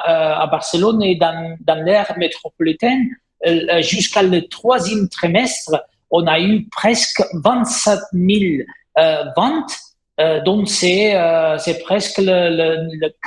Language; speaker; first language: French; non-native, fluent; Italian